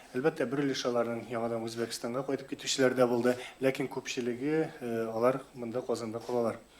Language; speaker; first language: Tatar; native; Tatar